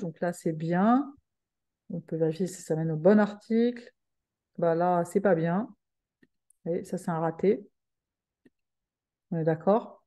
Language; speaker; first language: French; native; French